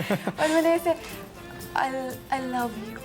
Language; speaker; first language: Hindi; non-native, fluent; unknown